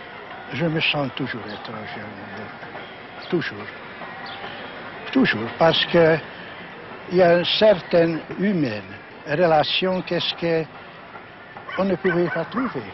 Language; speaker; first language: French; non-native, learner; Hungarian